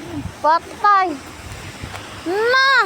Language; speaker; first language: Filipino; non-native, local second language; Cebuano